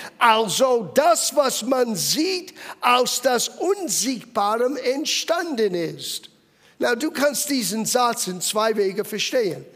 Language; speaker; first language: German; non-native, fluent; English